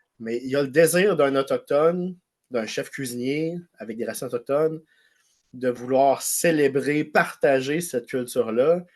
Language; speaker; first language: French; native; French